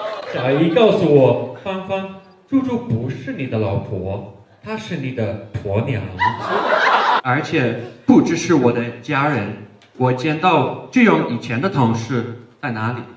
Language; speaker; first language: Chinese; non-native, learner; English